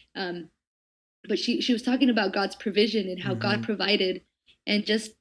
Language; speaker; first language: English; native; English